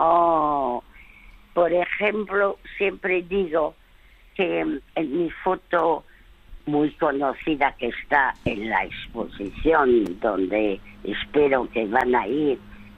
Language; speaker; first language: Spanish; early bilingual, other home language; French